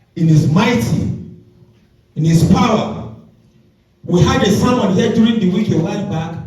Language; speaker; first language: English; non-native, local second language; Yoruba